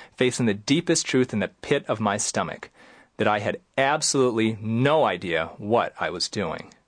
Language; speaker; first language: English; native; English